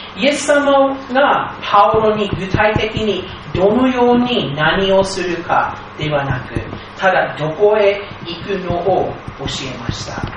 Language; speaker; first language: Japanese; non-native, fluent; English